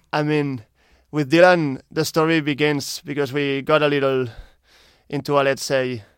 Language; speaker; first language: English; non-native, fluent; Spanish